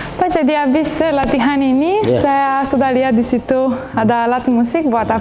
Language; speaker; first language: Indonesian; non-native, fluent; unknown